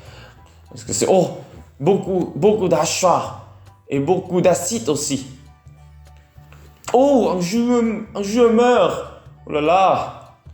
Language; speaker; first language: French; non-native, learner; Vietnamese